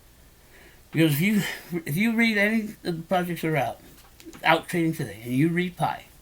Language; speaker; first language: English; native; English